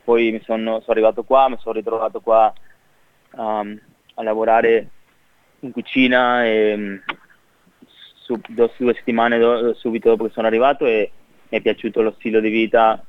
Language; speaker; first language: Italian; non-native, fluent; Spanish